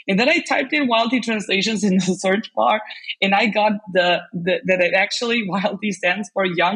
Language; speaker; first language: English; non-native, fluent; Serbian